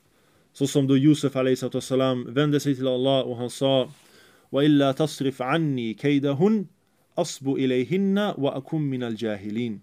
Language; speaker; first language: Swedish; early bilingual, other home language; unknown